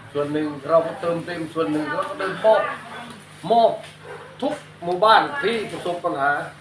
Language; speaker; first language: Thai; non-native, local second language; Northern Khmer